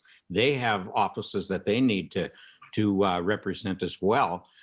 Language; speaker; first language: English; native; English